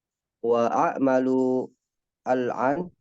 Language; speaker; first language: Arabic; non-native, learner; Indonesian